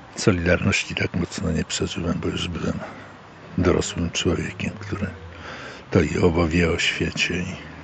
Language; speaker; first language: Polish; native; Polish